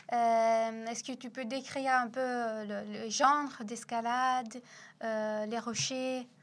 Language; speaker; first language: French; non-native, fluent; Italian